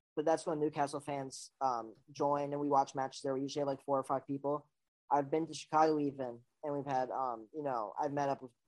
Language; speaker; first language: English; native; English